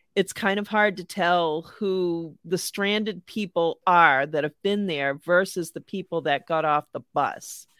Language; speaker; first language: English; native; English